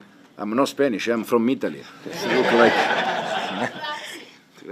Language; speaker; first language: English; non-native, fluent; Italian